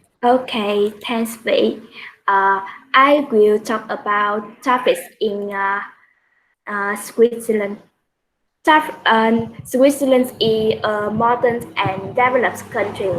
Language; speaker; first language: English; non-native, learner; Vietnamese